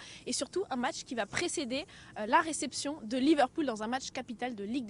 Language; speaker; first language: French; native; French